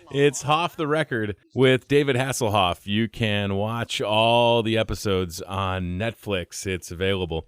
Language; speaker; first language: English; native; English